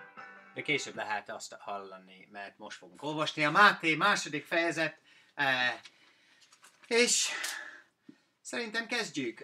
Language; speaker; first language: Hungarian; non-native, fluent; English